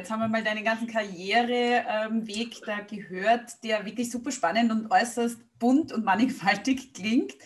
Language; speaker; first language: German; native; German